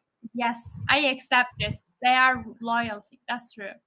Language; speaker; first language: English; non-native, fluent; Turkish